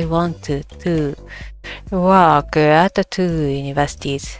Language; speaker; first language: English; non-native, learner; Japanese